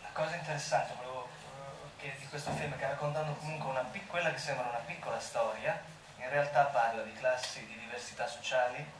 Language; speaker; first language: Italian; native; Italian